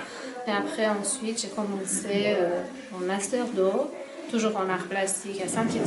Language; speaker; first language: French; non-native, fluent; Persian